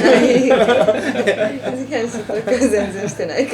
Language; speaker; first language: Japanese; non-native, fluent; Serbian